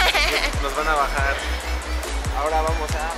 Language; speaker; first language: Spanish; native; Spanish